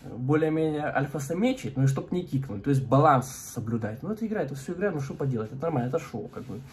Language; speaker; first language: Russian; native; Russian